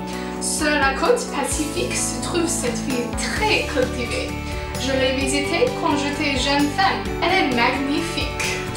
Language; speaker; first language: French; non-native, learner; English